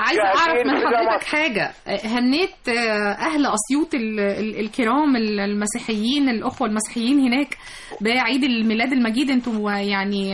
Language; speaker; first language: Arabic; native; Arabic